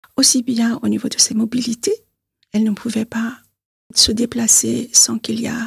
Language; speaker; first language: French; non-native, fluent; Persian